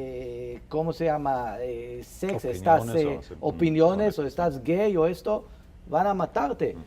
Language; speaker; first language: Spanish; non-native, fluent; Hebrew